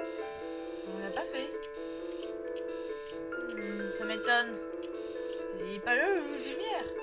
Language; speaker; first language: French; native; French